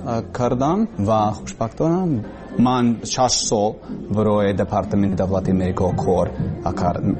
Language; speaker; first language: Persian; non-native, learner; English